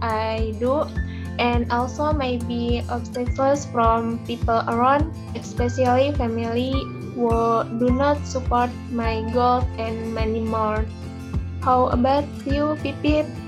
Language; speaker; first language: English; non-native, learner; Indonesian